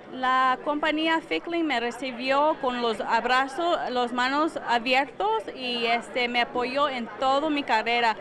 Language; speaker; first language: Spanish; early bilingual, heritage; Spanish